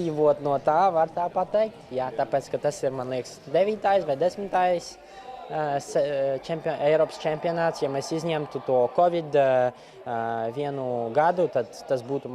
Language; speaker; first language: Latvian; non-native, local second language; Russian